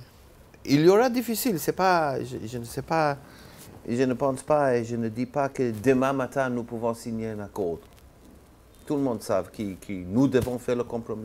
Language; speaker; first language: French; non-native, learner; Hebrew